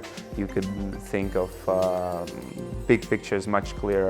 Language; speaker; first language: English; non-native, fluent; Latvian